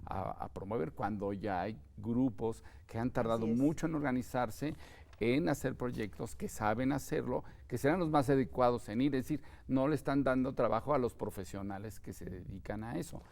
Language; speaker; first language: Spanish; native; Spanish